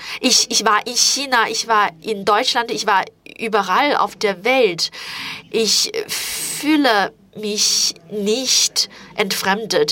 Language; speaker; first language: German; non-native, fluent; Chinese